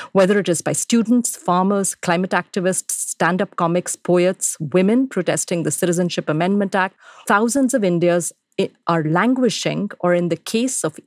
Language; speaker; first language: English; non-native, local second language; Hindi